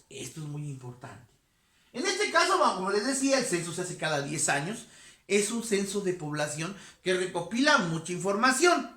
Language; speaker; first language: Spanish; native; Spanish